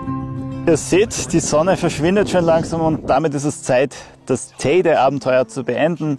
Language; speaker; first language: German; native; German